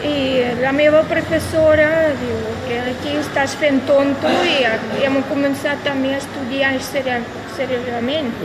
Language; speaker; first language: Catalan; non-native, fluent; Russian